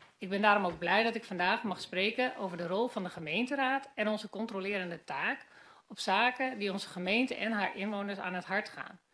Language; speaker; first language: Dutch; native; Dutch